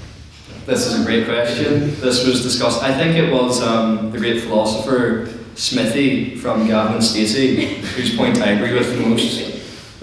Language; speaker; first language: English; native; English